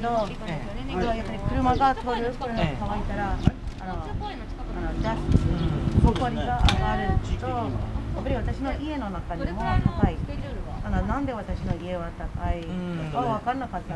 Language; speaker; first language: Japanese; non-native, learner; English